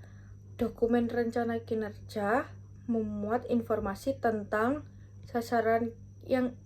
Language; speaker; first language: Indonesian; native; Indonesian